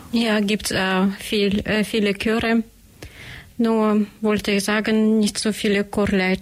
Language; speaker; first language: German; non-native, learner; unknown